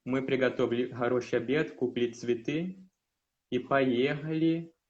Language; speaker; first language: Russian; non-native, learner; Portuguese